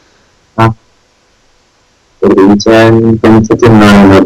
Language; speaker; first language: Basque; non-native, local second language; Spanish